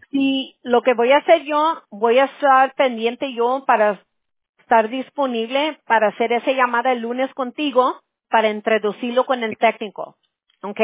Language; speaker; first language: Spanish; early bilingual, heritage; Spanish